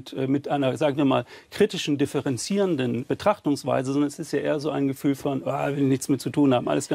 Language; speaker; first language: German; native; German